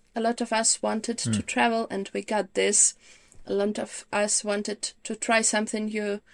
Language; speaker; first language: English; non-native, fluent; Ukrainian